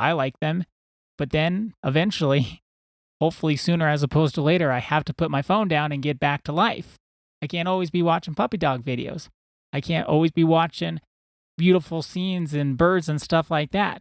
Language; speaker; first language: English; native; English